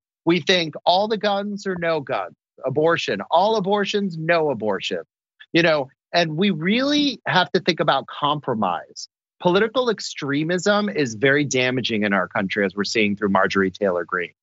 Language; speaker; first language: English; native; English